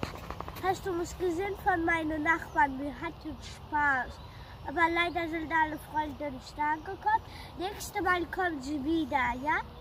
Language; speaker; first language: German; early bilingual, other home language; Tajik